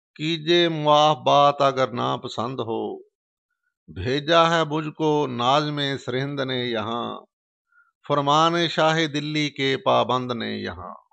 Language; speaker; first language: Urdu; non-native, local second language; Punjabi